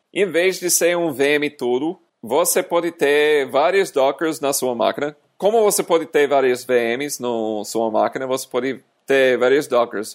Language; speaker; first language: Portuguese; non-native, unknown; English